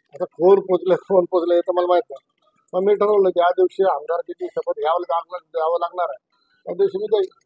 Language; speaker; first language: Marathi; native; Marathi